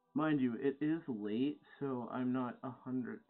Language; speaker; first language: English; native; English